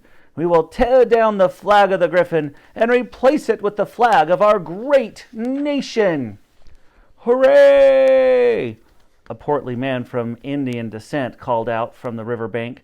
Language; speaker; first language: English; native; English